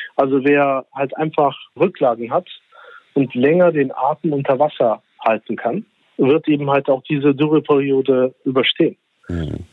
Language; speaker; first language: German; early bilingual, other home language; Turkish